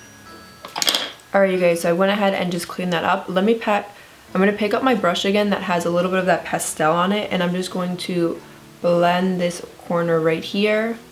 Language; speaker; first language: English; native; English